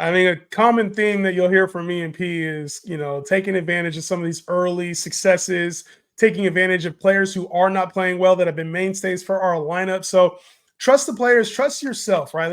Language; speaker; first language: English; native; English